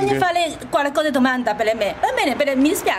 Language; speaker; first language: Italian; non-native, learner; Chinese